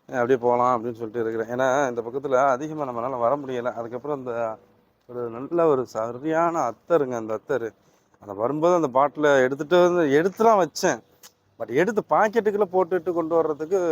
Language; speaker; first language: Tamil; native; Tamil